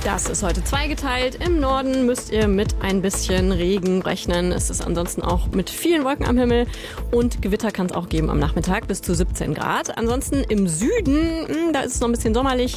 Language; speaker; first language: German; native; German